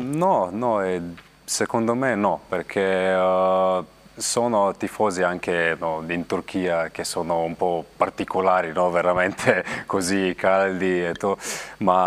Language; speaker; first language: Italian; non-native, learner; Slovenian